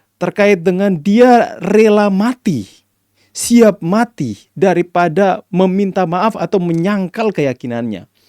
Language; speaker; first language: Indonesian; native; Indonesian